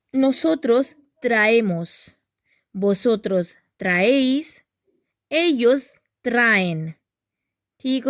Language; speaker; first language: Spanish; non-native, learner; Urdu